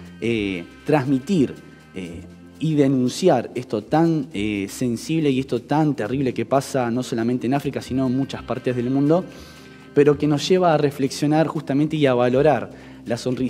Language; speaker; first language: Spanish; native; Spanish